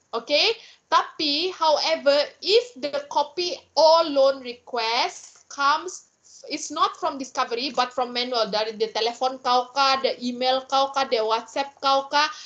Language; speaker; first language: English; non-native, local second language; Malay